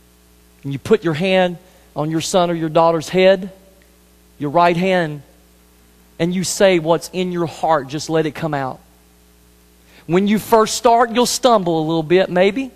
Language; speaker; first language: English; native; English